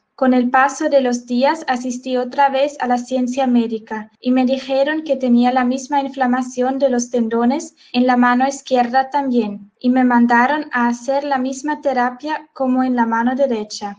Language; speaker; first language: Spanish; non-native, fluent; Swiss German